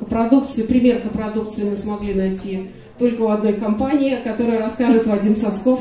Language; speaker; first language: Russian; native; Russian